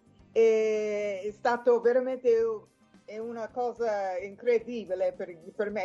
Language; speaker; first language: Italian; non-native, fluent; English